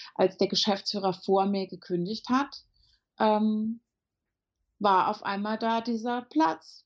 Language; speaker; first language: German; native; German